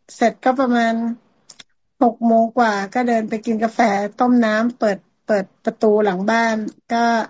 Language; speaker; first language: Thai; native; Thai